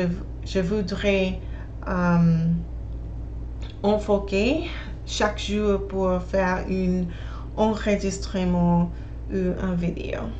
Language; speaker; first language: French; non-native, learner; English